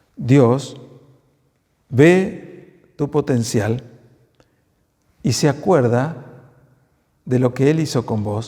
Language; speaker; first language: Spanish; native; Spanish